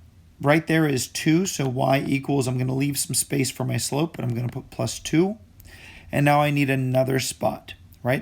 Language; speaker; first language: English; native; English